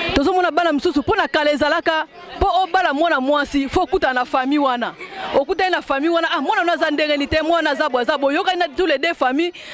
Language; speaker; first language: Lingala; native; Lingala